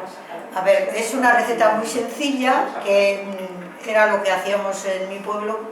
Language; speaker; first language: Spanish; native; Spanish